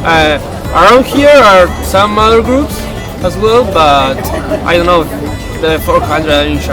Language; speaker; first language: English; non-native, learner; Spanish